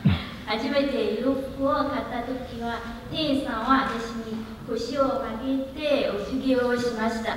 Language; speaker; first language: Japanese; non-native, learner; Chinese